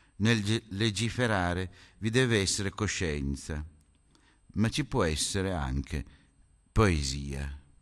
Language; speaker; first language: Italian; native; Italian